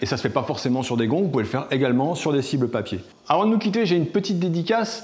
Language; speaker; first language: French; native; French